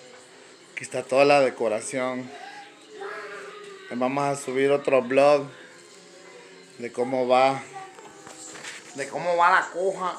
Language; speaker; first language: Spanish; native; Spanish